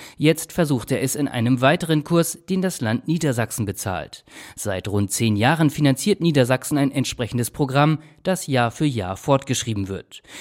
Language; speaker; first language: German; native; German